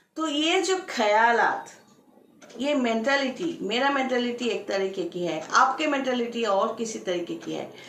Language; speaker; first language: Hindi; non-native, local second language; Bangla